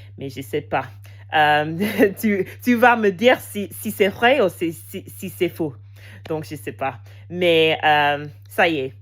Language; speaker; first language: French; non-native, fluent; English